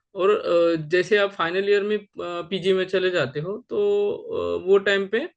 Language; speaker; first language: Hindi; non-native, local second language; Marathi